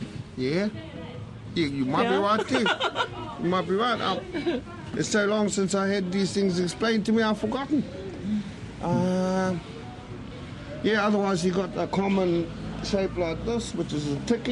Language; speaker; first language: English; native; English